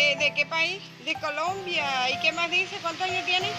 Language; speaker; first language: Spanish; native; Spanish